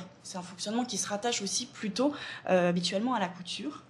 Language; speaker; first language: French; native; French